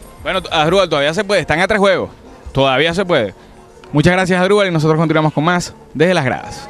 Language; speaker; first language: Spanish; native; Spanish